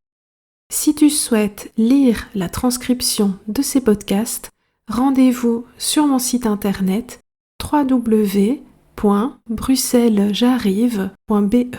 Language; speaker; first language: French; native; French